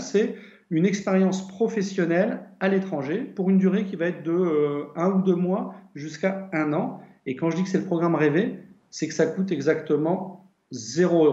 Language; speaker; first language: French; native; French